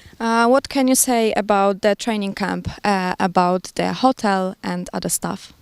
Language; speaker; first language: English; non-native, fluent; Polish